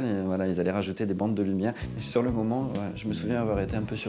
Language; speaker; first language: French; native; French